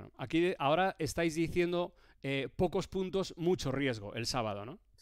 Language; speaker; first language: Spanish; native; Spanish